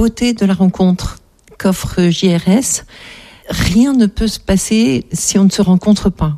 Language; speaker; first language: French; native; French